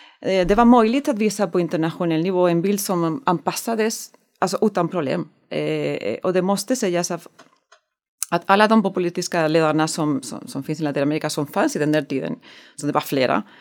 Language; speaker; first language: Swedish; non-native, learner; Spanish